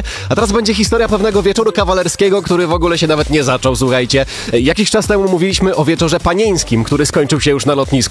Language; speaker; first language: Polish; native; Polish